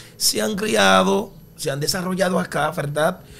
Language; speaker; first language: Spanish; early bilingual, other home language; Haitian Creole